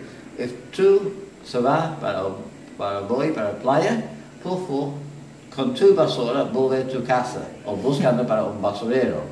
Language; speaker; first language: Spanish; non-native, learner; English